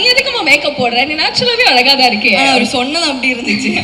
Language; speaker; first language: Tamil; native; Tamil